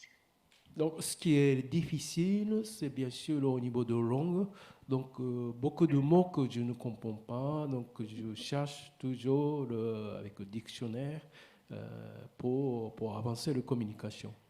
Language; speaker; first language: French; non-native, learner; Japanese